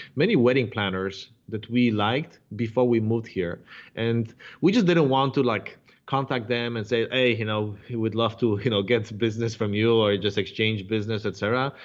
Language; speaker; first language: English; non-native, fluent; Polish